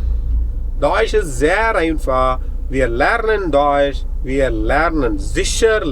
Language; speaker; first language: German; non-native, learner; Tamil